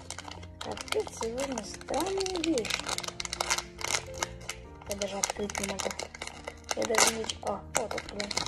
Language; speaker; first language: Russian; early bilingual, heritage; Russian